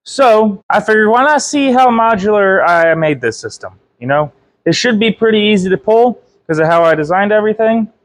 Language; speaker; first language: English; native; English